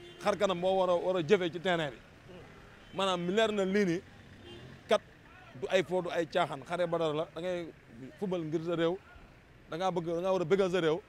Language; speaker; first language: Wolof; native; Wolof